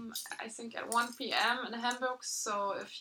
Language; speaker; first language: English; non-native, fluent; German